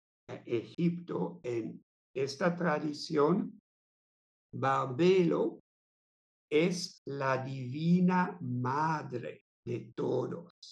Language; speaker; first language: Spanish; non-native, fluent; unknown